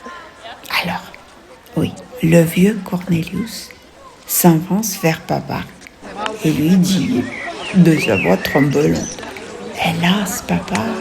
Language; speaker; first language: French; non-native, fluent; Russian